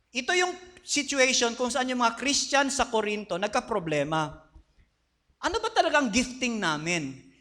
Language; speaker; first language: Filipino; non-native, fluent; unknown